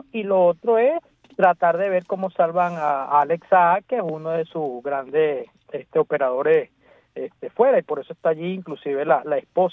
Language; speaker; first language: Spanish; native; Spanish